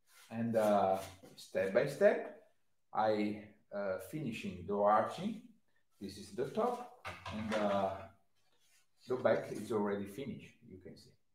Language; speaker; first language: English; non-native, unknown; Italian